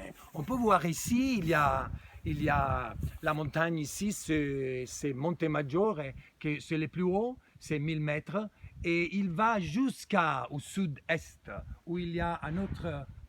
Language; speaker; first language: French; non-native, fluent; Italian